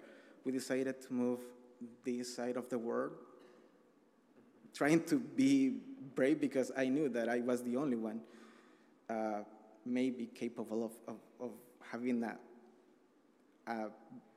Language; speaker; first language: English; non-native, fluent; Spanish